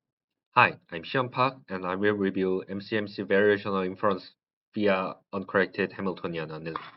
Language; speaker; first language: English; non-native, learner; Korean